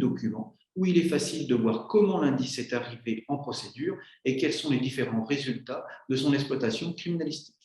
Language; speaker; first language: French; native; French